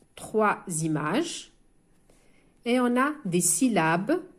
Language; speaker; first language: French; non-native, local second language; Arabic